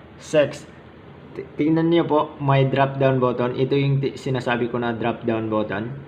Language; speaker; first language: Filipino; non-native, local second language; Maranao